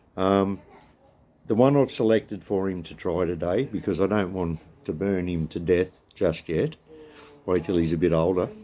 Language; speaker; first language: English; native; English